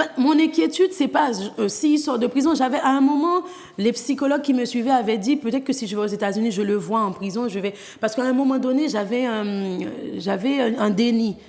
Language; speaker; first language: French; non-native, local second language; Haitian Creole